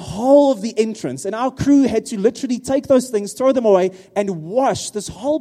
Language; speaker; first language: English; non-native, local second language; Afrikaans